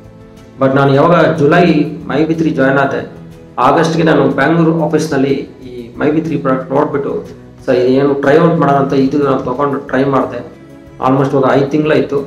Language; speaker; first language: Kannada; non-native, local second language; Telugu